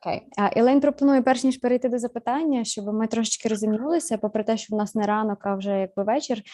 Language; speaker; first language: Ukrainian; native; Ukrainian